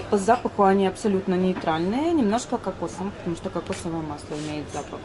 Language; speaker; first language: Russian; native; Russian